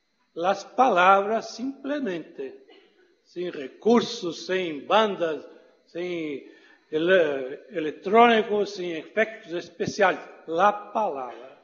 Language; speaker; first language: Portuguese; non-native, fluent; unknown